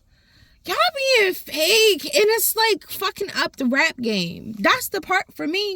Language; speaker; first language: English; native; English